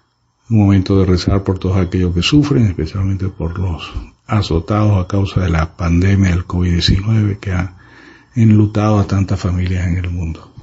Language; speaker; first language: Spanish; native; Spanish